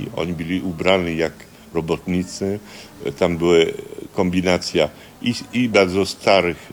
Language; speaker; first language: Polish; early bilingual, heritage; Polish